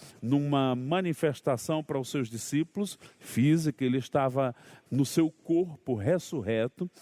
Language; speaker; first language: Portuguese; native; Portuguese